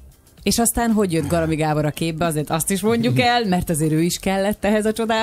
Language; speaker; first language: Hungarian; native; Hungarian